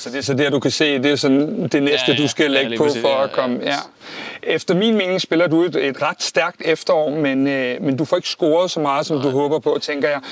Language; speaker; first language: Danish; native; Danish